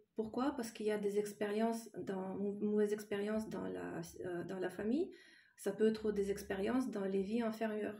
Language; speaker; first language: French; non-native, fluent; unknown